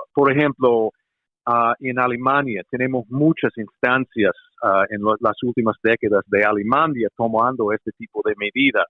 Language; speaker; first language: Spanish; non-native, fluent; English